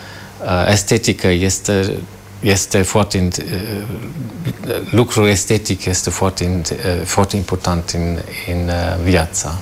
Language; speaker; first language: Romanian; non-native, fluent; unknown